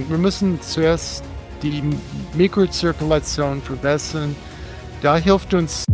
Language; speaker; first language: German; non-native, fluent; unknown